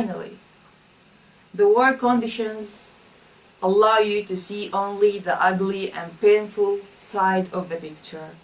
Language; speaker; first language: English; non-native, fluent; Arabic